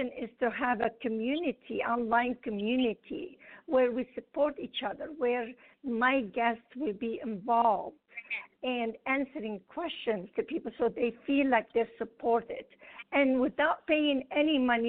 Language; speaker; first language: English; non-native, fluent; Arabic